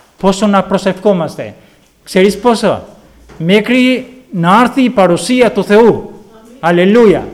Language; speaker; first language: Greek; non-native, fluent; Albanian